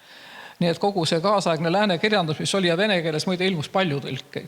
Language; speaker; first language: Estonian; native; Estonian